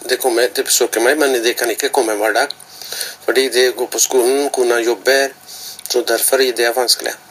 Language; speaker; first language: Norwegian; non-native, learner; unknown